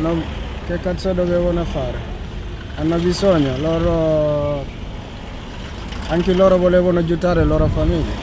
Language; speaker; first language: Italian; non-native, learner; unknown